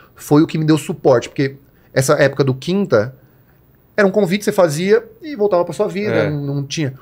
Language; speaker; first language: Portuguese; native; Portuguese